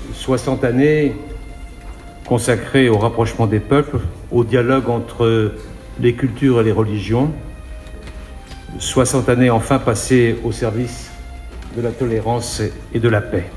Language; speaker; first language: French; native; French